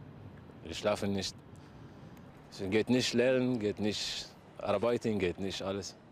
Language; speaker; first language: German; non-native, learner; Arabic